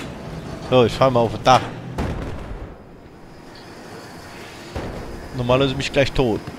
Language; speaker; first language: German; native; German